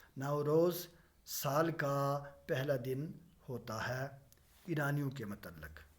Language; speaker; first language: Urdu; non-native, local second language; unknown